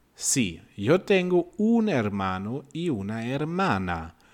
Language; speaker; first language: Spanish; non-native, fluent; German